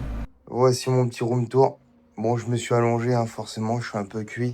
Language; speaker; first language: French; native; French